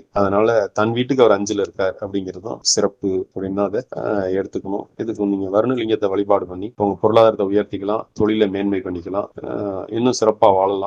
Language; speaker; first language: Tamil; native; Tamil